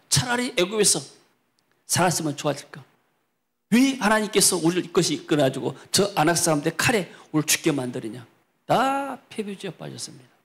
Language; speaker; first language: Korean; native; Korean